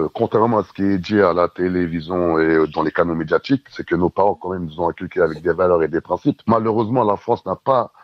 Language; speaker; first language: French; native; French